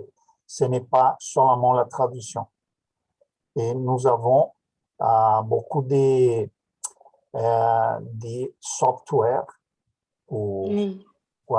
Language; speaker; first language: French; non-native, learner; Portuguese